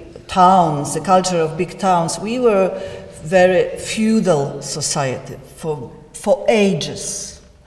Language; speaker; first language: English; non-native, learner; Polish